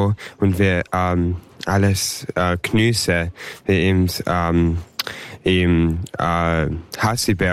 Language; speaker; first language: German; early bilingual, heritage; English